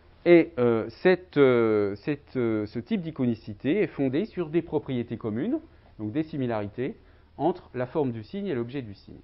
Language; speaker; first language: French; native; French